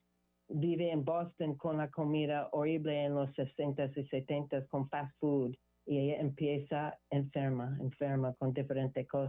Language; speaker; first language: Spanish; non-native, learner; English